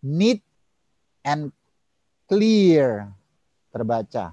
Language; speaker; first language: English; non-native, learner; Indonesian